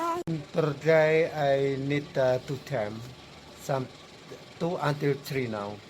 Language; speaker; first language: English; non-native, learner; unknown